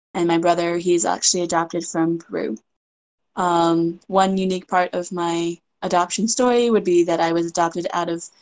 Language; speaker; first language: English; native; English